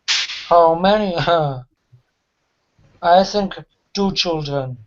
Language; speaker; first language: English; non-native, learner; Russian